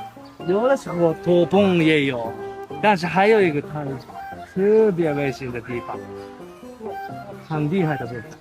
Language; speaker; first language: Chinese; non-native, learner; Japanese